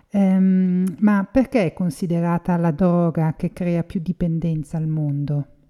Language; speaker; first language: Italian; native; Italian